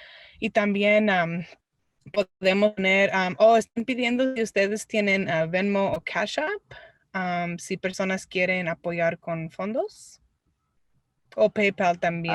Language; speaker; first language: Spanish; early bilingual, heritage; Spanish